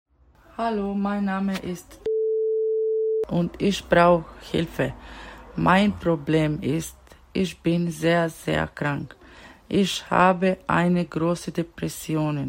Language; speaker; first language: German; non-native, learner; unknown